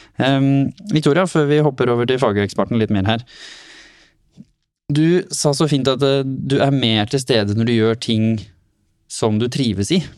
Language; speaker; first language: Norwegian; native; Norwegian